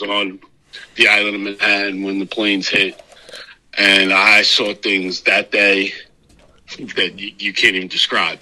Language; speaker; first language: English; native; English